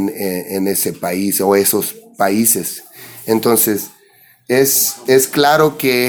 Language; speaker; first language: Spanish; early bilingual, heritage; English